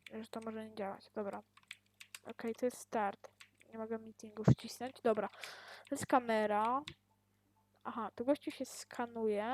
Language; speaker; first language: Polish; native; Polish